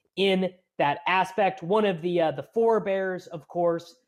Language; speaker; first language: English; native; English